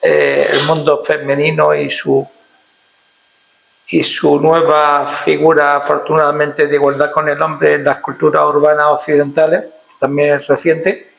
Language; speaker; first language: Spanish; native; Spanish